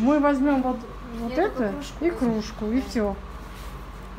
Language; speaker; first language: Russian; native; Russian